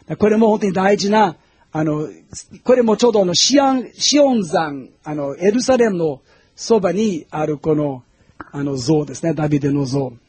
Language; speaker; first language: Japanese; non-native, fluent; Portuguese